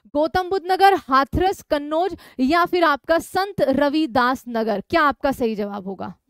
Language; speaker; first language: Hindi; native; Hindi